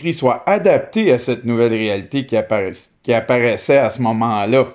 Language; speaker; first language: French; native; French